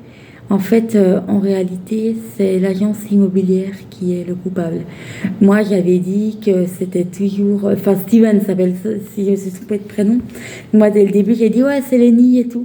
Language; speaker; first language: French; native; French